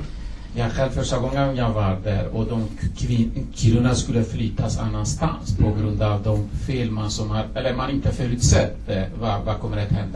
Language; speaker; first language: Swedish; non-native, fluent; Kurdish